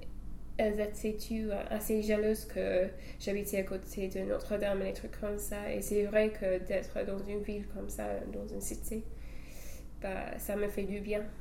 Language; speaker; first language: French; non-native, fluent; English